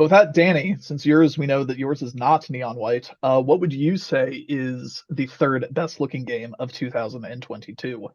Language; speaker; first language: English; native; English